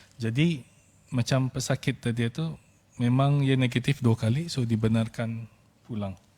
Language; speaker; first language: Malay; native; Malay